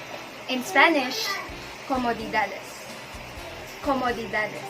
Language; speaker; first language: Spanish; non-native, learner; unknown